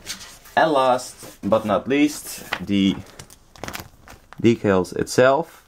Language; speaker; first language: English; non-native, fluent; Dutch